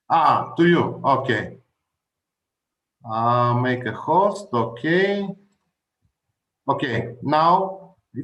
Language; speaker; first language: English; non-native, fluent; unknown